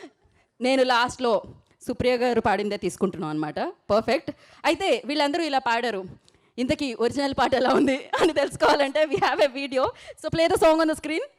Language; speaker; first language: Telugu; native; Telugu